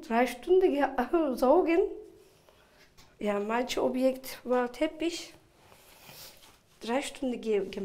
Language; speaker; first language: German; non-native, learner; Turkish